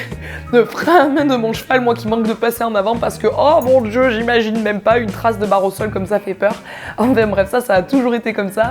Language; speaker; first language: French; native; French